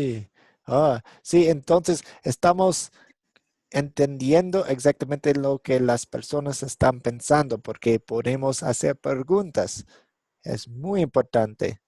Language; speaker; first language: Spanish; non-native, fluent; English